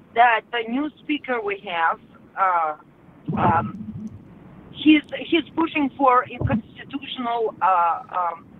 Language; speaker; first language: English; non-native, fluent; Russian